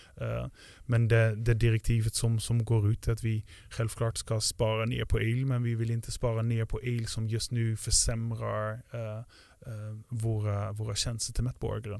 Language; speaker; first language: Swedish; non-native, fluent; Dutch